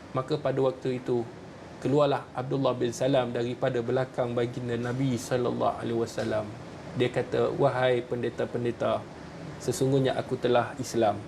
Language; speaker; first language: Malay; native; Malay